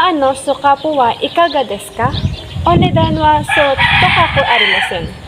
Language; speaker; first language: Japanese; non-native, learner; Filipino